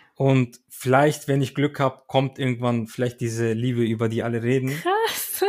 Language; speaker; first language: German; early bilingual, other home language; Turkish